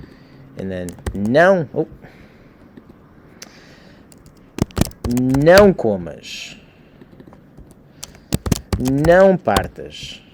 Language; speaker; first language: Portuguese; non-native, fluent; English